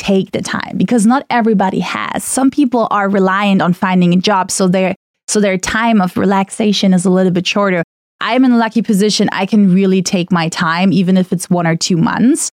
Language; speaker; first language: English; non-native, fluent; German